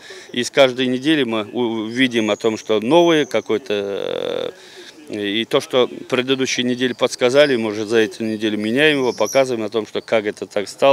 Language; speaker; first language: Russian; non-native, local second language; Tatar